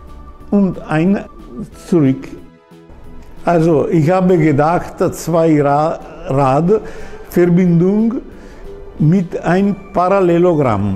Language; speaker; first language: German; non-native, learner; Italian